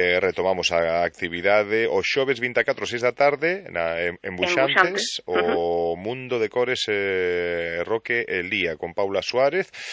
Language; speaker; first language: Galician; native; Galician